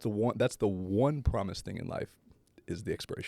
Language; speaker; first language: English; native; English